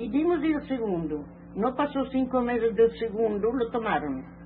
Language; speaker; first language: Spanish; native; Spanish